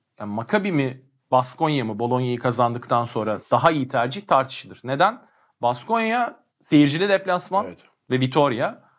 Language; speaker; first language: Turkish; native; Turkish